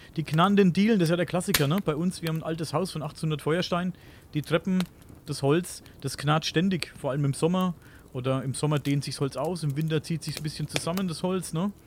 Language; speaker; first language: German; native; German